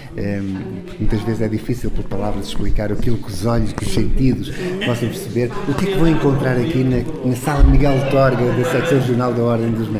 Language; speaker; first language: Portuguese; native; Portuguese